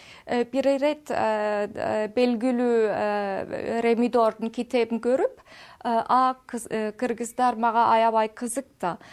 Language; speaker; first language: Kyrgyz; non-native, fluent; German